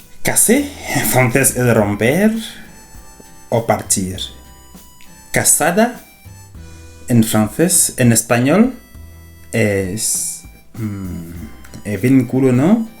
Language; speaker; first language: Spanish; non-native, fluent; French